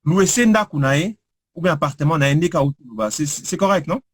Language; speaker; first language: French; non-native, local second language; Lingala